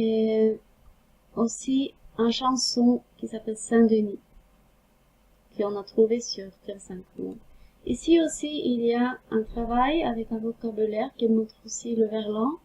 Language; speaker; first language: French; non-native, fluent; Norwegian